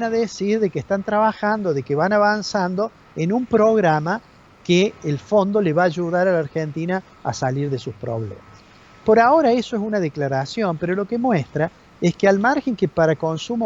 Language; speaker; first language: Spanish; native; Spanish